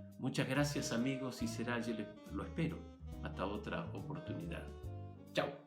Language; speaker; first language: Spanish; native; Spanish